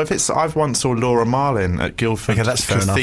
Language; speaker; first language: English; native; English